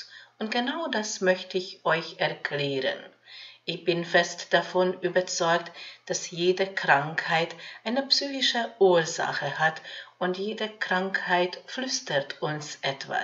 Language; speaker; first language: German; non-native, fluent; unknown